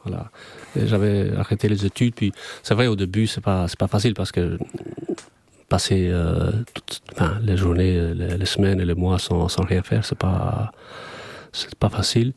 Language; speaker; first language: French; non-native, fluent; Albanian